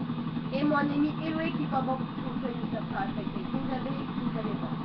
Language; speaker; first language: French; native; French